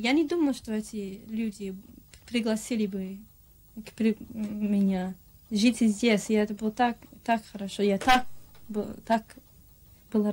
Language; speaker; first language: Russian; non-native, fluent; English